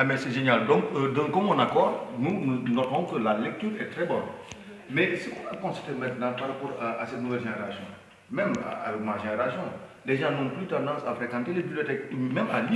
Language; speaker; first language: French; non-native, local second language; Wolof